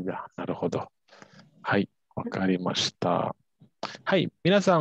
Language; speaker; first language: Japanese; non-native, fluent; Indonesian